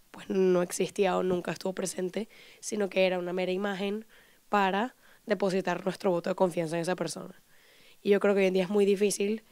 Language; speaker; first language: Spanish; native; Spanish